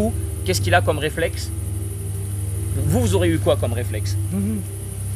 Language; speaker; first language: French; native; French